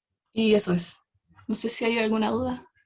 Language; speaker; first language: Spanish; native; Spanish